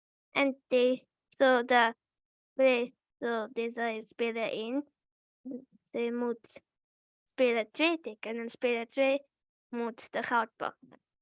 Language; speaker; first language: Dutch; early bilingual, other home language; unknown